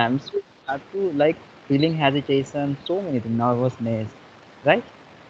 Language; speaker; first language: English; non-native, fluent; Hindi